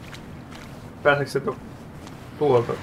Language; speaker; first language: Finnish; native; Finnish